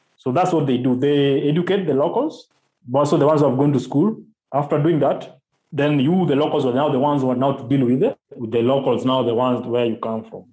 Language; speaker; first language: English; non-native, local second language; Luo (Kenya and Tanzania)